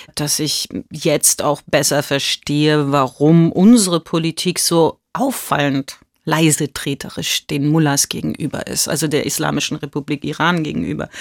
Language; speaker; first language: German; early bilingual, heritage; German